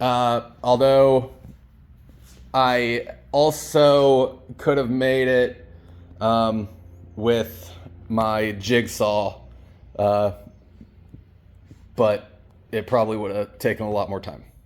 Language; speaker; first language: English; native; English